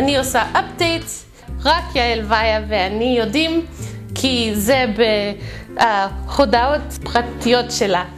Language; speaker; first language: Hebrew; non-native, fluent; English